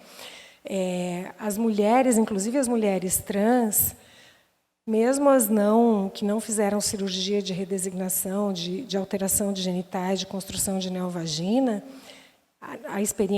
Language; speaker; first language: Portuguese; native; Portuguese